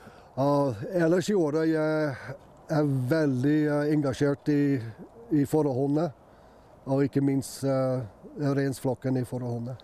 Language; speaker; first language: Norwegian; non-native, fluent; English